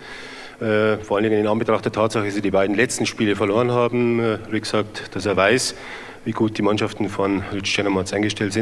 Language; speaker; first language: German; native; German